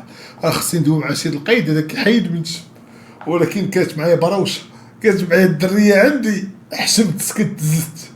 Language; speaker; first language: Arabic; native; Arabic